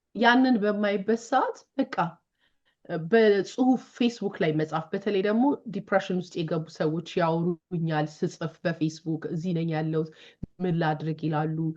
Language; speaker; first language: Amharic; native; Amharic